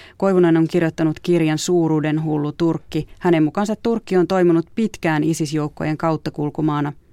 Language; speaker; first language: Finnish; native; Finnish